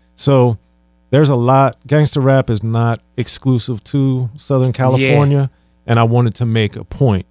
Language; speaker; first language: English; native; English